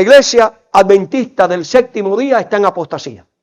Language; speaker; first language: Spanish; native; Spanish